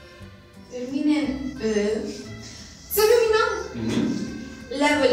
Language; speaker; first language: French; non-native, learner; Spanish